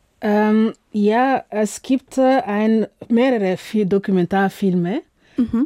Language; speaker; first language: German; non-native, fluent; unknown